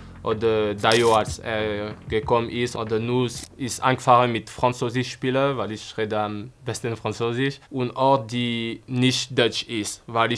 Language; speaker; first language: German; non-native, fluent; French